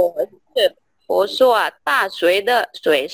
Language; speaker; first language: Chinese; non-native, learner; Indonesian